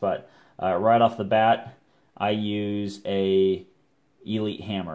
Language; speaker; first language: English; native; English